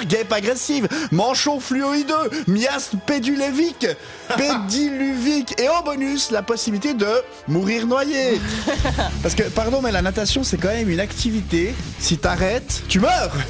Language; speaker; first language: French; native; French